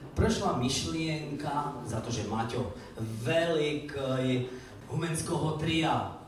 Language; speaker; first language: Slovak; non-native, local second language; Rusyn